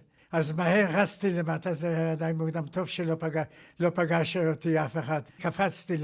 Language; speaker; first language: Hebrew; non-native, fluent; Yiddish